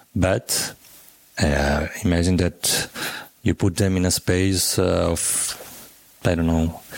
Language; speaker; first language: English; non-native, fluent; Catalan